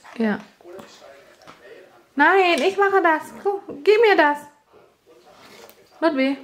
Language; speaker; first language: German; non-native, learner; Indonesian